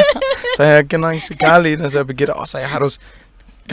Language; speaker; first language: Indonesian; non-native, learner; Danish